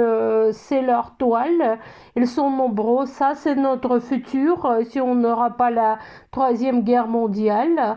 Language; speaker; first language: French; non-native, fluent; Russian